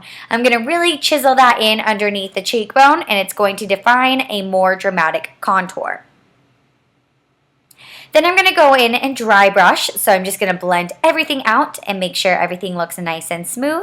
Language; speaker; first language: English; native; English